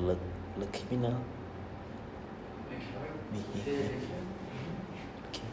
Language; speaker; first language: French; non-native, learner; Khmer